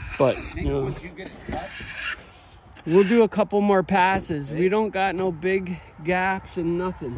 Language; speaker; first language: English; native; English